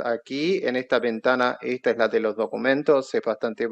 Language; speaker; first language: Spanish; non-native, fluent; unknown